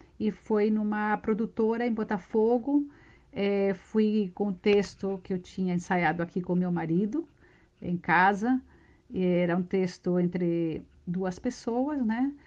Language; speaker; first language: Portuguese; non-native, fluent; Spanish